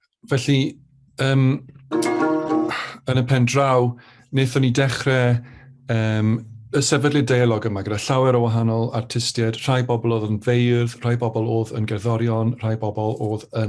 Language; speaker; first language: Welsh; native; Welsh